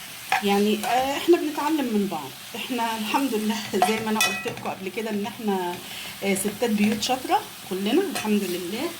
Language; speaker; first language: Arabic; native; Arabic